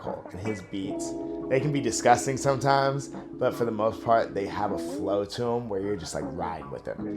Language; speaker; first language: English; native; English